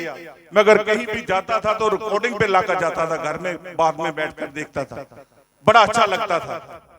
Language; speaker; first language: Hindi; non-native, local second language; Punjabi